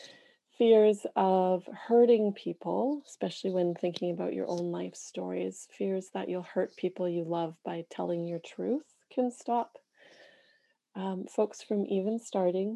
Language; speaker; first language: English; native; English